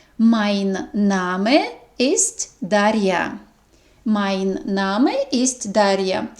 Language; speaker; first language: German; non-native, fluent; Ukrainian